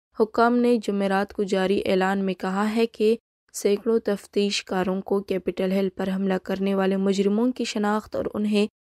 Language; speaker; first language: Urdu; non-native, local second language; Baluchi